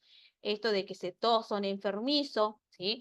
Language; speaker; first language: Spanish; native; Spanish